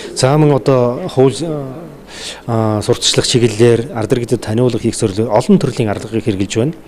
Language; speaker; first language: Mongolian; native; Mongolian